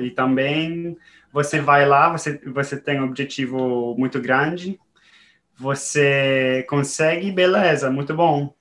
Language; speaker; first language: Portuguese; non-native, fluent; French